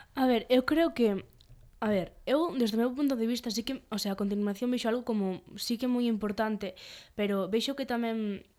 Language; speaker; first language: Galician; non-native, local second language; Spanish